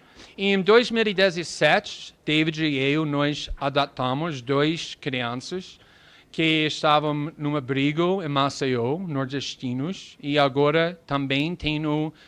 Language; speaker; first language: Portuguese; non-native, fluent; English